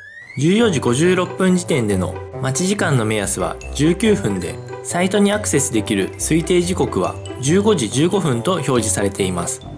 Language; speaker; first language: Japanese; native; Japanese